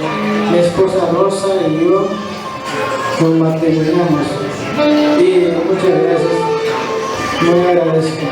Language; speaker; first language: Spanish; non-native, local second language; Quechua